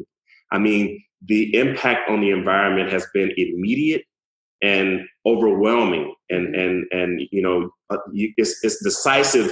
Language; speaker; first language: English; native; English